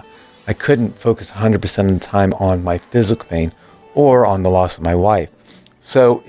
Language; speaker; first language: English; native; English